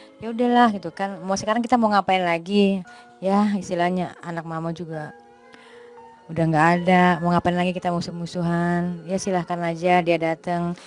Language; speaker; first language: Indonesian; native; Indonesian